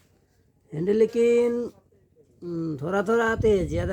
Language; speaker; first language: Hindi; non-native, learner; Bangla